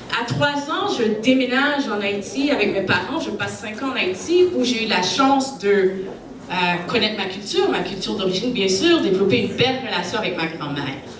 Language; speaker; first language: French; native; French